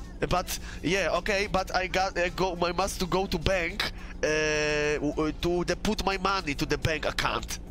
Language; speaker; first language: English; non-native, learner; Polish